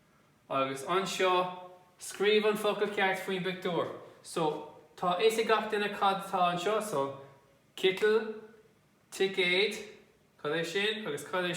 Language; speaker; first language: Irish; non-native, local second language; English